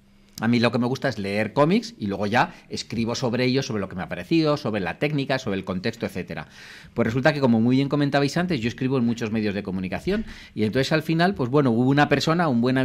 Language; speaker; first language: Spanish; native; Spanish